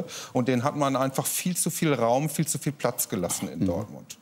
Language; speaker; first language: German; native; German